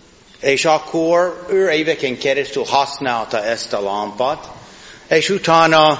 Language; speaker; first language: Hungarian; non-native, fluent; English